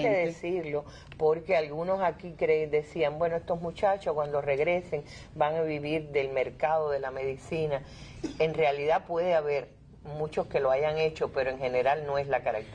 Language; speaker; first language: Spanish; native; Spanish